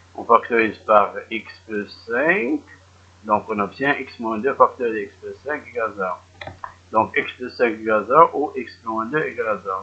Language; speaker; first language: French; non-native, local second language; Arabic